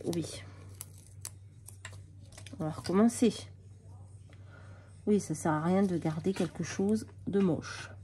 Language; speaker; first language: French; native; French